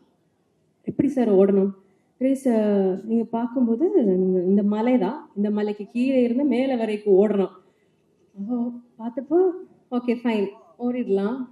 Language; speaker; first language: Tamil; non-native, learner; Malayalam